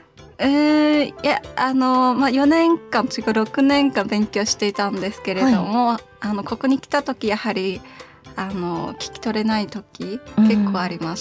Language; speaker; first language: Japanese; non-native, fluent; Chinese